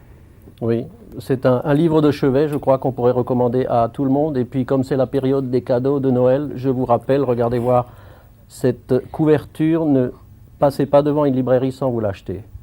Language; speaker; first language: French; native; French